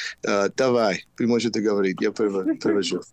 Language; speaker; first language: Russian; non-native, learner; English